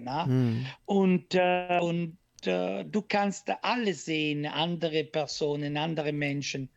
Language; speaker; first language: German; non-native, learner; Italian